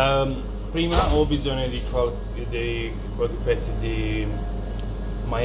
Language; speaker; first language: Italian; non-native, fluent; Romanian